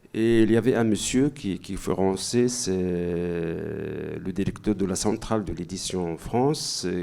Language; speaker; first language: French; non-native, local second language; Arabic